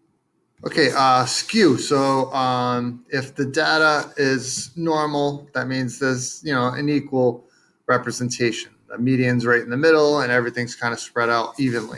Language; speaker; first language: English; native; English